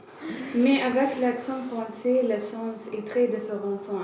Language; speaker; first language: French; non-native, learner; Arabic